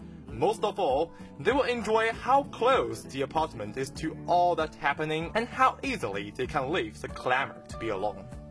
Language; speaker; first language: English; non-native, learner; Chinese